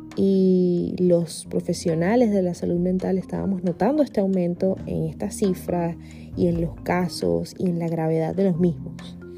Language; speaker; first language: Spanish; native; Spanish